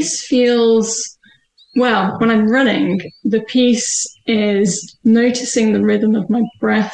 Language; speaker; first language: English; native; English